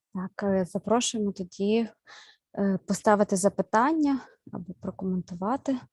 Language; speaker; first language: Ukrainian; native; Ukrainian